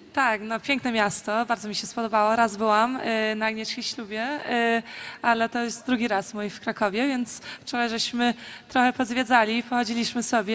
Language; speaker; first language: Polish; early bilingual, heritage; Polish